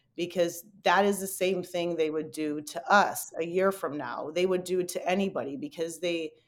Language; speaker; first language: English; native; English